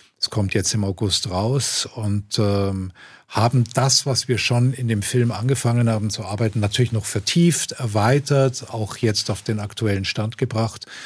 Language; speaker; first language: German; native; German